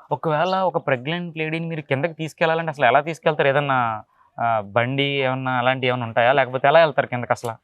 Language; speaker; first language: Telugu; native; Telugu